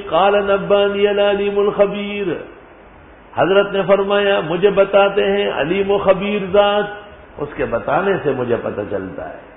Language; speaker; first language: Urdu; non-native, local second language; Pashto